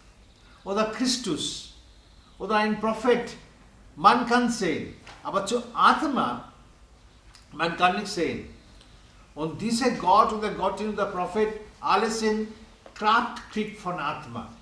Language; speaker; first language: German; non-native, learner; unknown